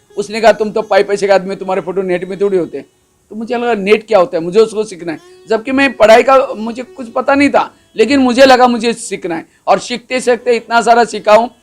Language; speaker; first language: Hindi; non-native, local second language; Marathi